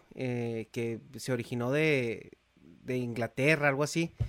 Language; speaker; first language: Spanish; native; Spanish